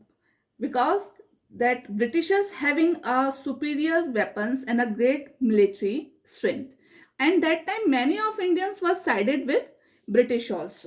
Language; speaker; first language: English; non-native, local second language; Hindi